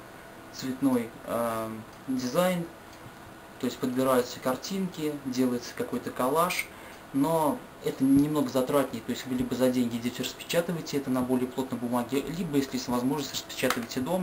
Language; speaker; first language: Russian; native; Russian